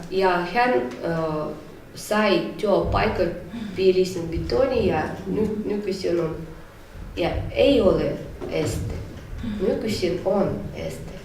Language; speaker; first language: Finnish; non-native, learner; Russian